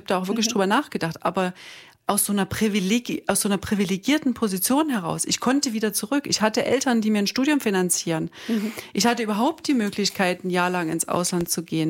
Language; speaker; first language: German; native; German